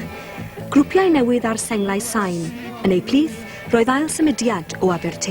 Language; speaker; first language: Welsh; native; Welsh